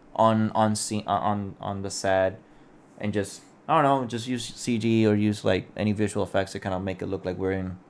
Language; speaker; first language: English; non-native, local second language; Spanish